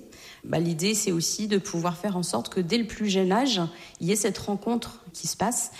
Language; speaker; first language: French; native; French